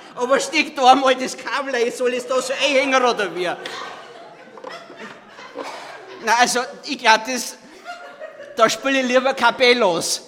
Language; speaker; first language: German; native; German